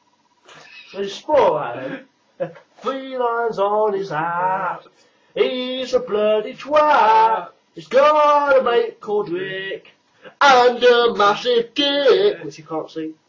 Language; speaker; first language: English; native; English